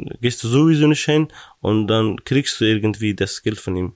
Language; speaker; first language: German; non-native, learner; Persian